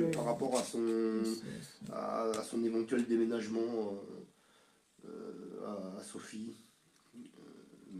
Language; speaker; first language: French; native; French